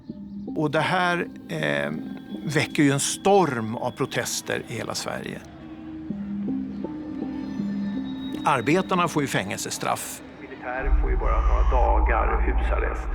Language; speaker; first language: Swedish; native; Swedish